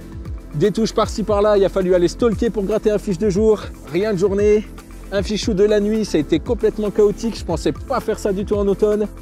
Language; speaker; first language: French; native; French